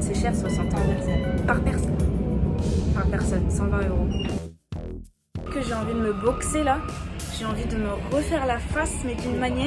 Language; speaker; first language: French; native; French